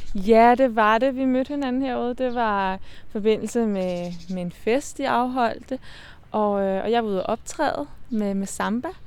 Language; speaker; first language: Danish; native; Danish